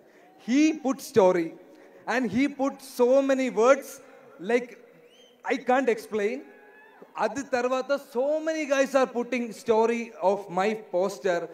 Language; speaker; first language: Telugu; non-native, learner; Malayalam